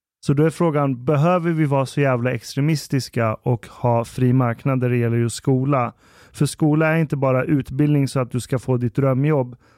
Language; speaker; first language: Swedish; early bilingual, other home language; Persian